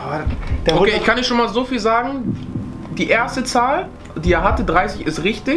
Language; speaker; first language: German; native; German